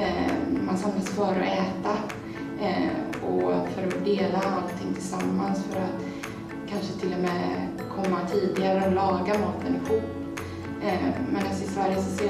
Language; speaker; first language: Swedish; early bilingual, other home language; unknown